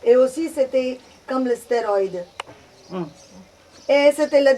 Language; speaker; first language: French; non-native, fluent; Hindi